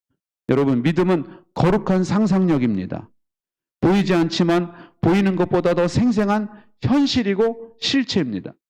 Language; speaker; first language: Korean; native; Korean